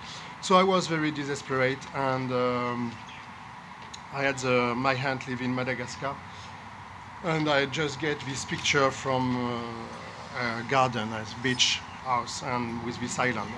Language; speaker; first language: English; non-native, learner; French